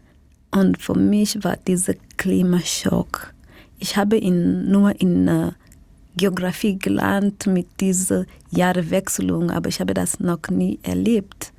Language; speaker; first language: German; non-native, learner; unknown